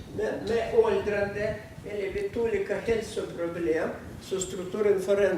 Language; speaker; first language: Swedish; non-native, fluent; Russian